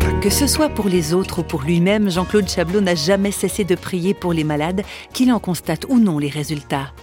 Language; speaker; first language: French; native; French